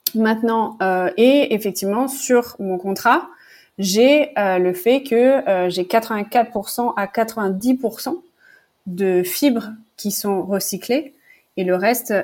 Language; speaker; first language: French; native; French